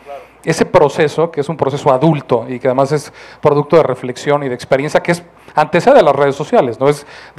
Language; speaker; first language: Spanish; native; Spanish